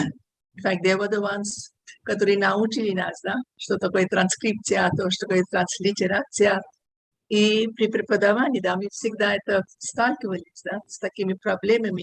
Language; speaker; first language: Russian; non-native, fluent; Hindi